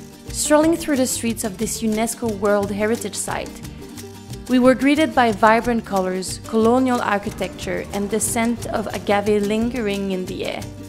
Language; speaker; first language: English; native; English